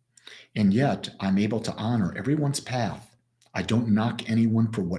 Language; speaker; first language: English; native; English